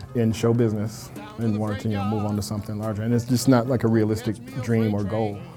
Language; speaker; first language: English; native; English